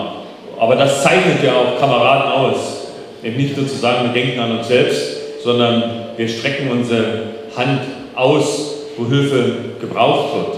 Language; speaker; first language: German; native; German